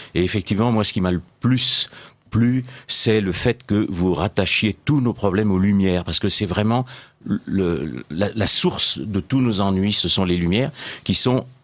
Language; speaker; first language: French; native; French